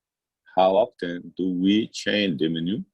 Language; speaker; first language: English; non-native, learner; Spanish